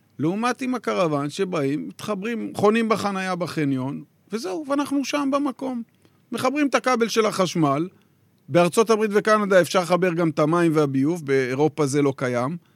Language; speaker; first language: Hebrew; native; Hebrew